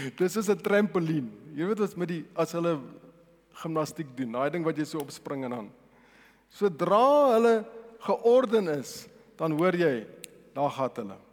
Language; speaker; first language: Afrikaans; non-native, local second language; Tswana